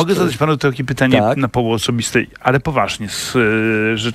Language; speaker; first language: Polish; native; Polish